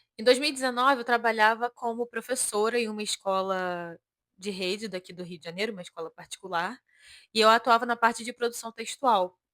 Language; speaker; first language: Portuguese; native; Portuguese